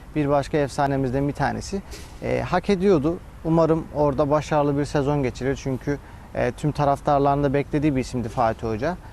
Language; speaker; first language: Turkish; native; Turkish